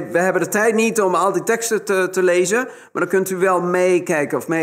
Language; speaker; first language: Dutch; non-native, fluent; Spanish